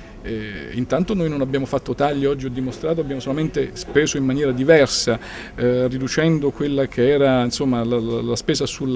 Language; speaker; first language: Italian; native; Italian